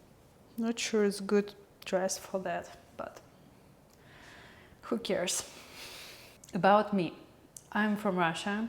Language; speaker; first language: English; non-native, learner; Russian